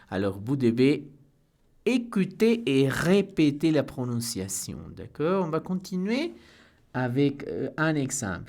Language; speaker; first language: French; non-native, fluent; Spanish